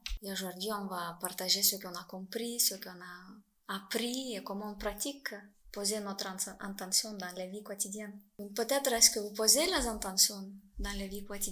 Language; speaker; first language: French; non-native, fluent; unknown